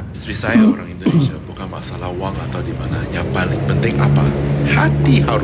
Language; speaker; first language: Indonesian; non-native, learner; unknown